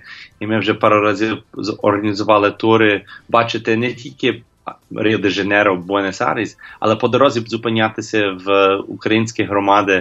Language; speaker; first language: Ukrainian; non-native, learner; English